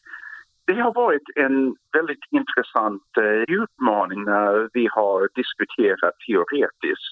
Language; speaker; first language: Swedish; non-native, fluent; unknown